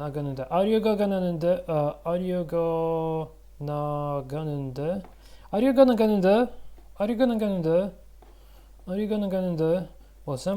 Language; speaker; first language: Korean; non-native, learner; Russian